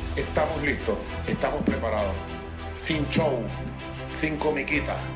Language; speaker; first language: Spanish; native; Spanish